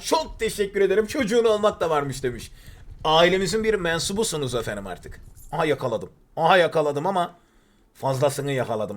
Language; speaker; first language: Turkish; native; Turkish